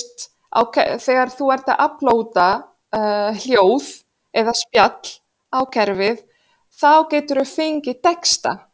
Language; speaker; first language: Icelandic; non-native, fluent; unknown